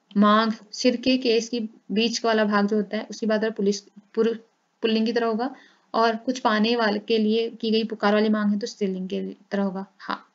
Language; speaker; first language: Hindi; native; Hindi